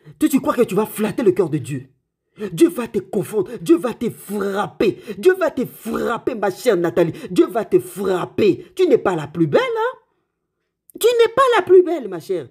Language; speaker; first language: French; non-native, local second language; Lingala